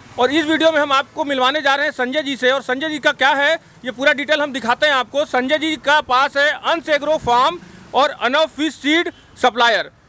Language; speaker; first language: Hindi; native; Hindi